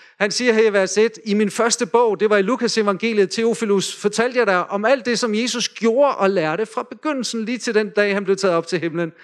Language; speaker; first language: Danish; native; Danish